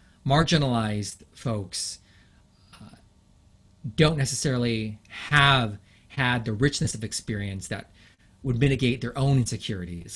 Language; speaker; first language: English; native; English